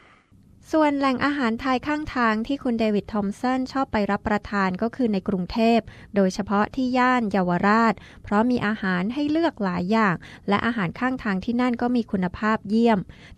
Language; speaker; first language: Thai; native; Thai